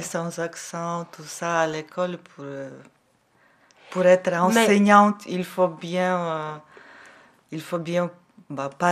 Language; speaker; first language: French; non-native, learner; Ukrainian